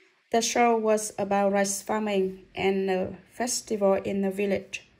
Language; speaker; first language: English; non-native, fluent; Vietnamese